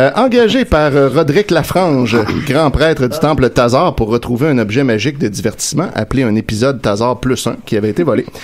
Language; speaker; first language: French; native; French